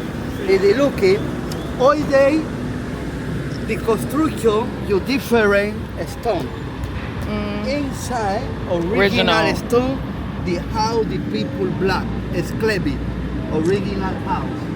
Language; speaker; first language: English; non-native, learner; Spanish